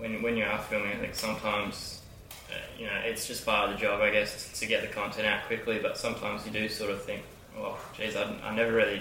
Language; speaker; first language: English; native; English